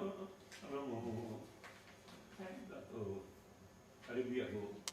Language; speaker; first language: Japanese; non-native, learner; Urdu